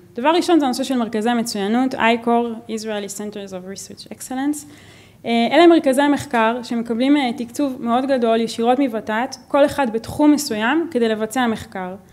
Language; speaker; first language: Hebrew; native; Hebrew